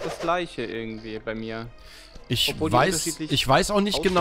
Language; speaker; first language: German; native; German